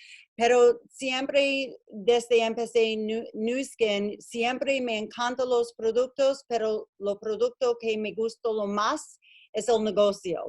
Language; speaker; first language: Spanish; non-native, learner; English